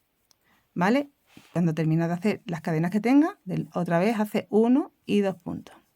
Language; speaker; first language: Spanish; native; Spanish